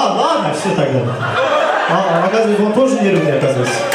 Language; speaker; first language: Russian; non-native, local second language; Kazakh